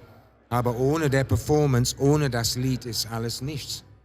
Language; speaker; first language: German; non-native, fluent; English